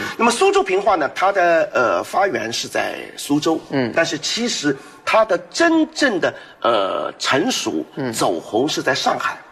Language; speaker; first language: Chinese; non-native, local second language; Wu Chinese